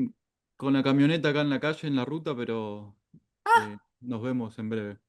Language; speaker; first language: Spanish; native; Spanish